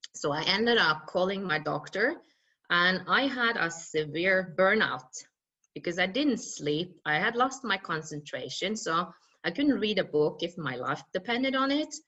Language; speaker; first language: English; non-native, fluent; Norwegian